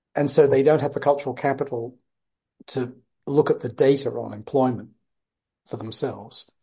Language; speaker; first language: English; native; English